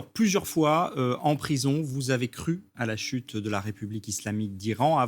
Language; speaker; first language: French; native; French